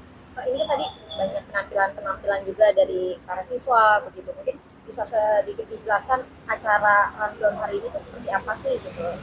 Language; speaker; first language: Indonesian; native; Indonesian